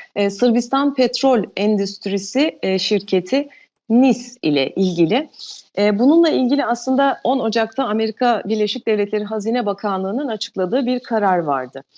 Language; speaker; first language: Turkish; non-native, local second language; Albanian